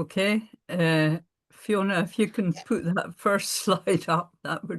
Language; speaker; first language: English; native; English